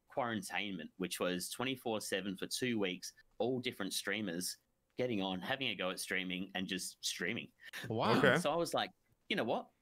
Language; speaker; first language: English; native; English